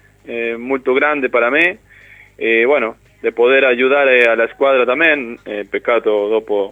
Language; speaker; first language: Italian; non-native, learner; Spanish